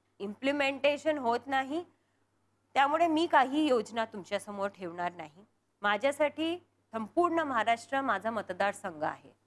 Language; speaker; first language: Marathi; non-native, local second language; Punjabi